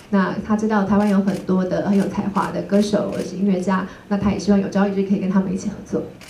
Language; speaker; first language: Chinese; native; Chinese